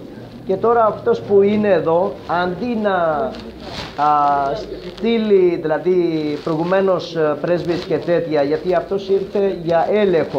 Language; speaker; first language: Greek; non-native, learner; Urdu